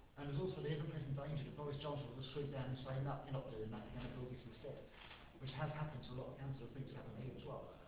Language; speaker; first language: English; native; English